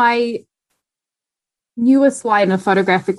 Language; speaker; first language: English; native; English